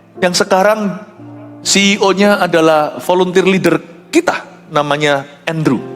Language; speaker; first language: Indonesian; native; Indonesian